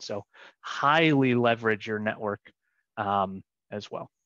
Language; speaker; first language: English; native; English